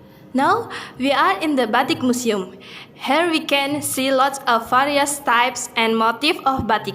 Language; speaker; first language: English; non-native, learner; Indonesian